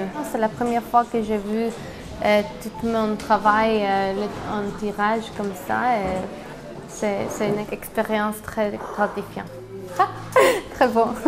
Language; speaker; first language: French; non-native, learner; Spanish